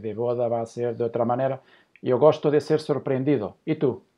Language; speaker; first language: Spanish; non-native, learner; Portuguese